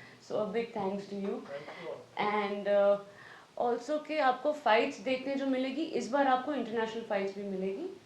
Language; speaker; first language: Hindi; native; Hindi